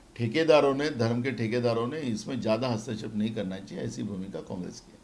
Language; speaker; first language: Hindi; non-native, local second language; Marathi